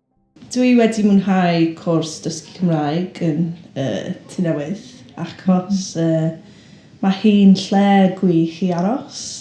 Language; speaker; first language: Welsh; non-native, learner; English